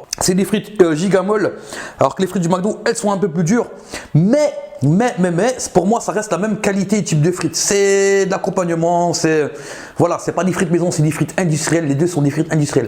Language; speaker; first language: French; native; French